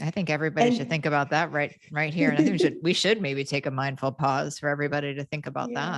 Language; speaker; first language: English; native; English